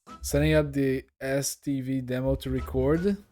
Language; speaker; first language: English; non-native, fluent; Portuguese